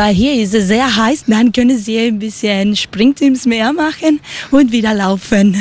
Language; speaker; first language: German; non-native, learner; Spanish